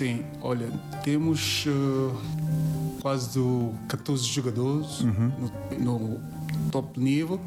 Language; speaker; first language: Portuguese; non-native, learner; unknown